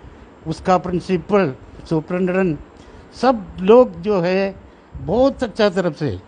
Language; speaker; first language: Hindi; non-native, local second language; Malayalam